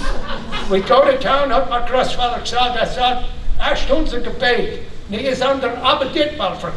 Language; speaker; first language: German; early bilingual, heritage; German